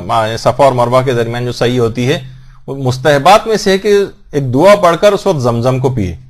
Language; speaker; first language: Urdu; native; Urdu